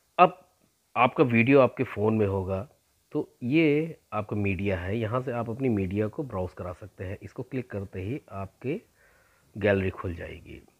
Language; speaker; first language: Hindi; native; Hindi